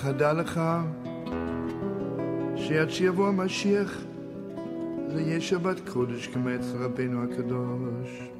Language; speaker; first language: Hebrew; non-native, fluent; Yiddish